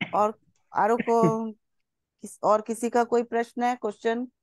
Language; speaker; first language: Hindi; non-native, local second language; Bangla